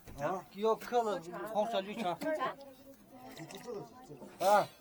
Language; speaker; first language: Chinese; non-native, local second language; Uyghur